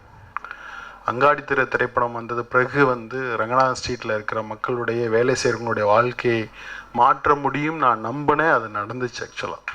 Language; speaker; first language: Tamil; native; Tamil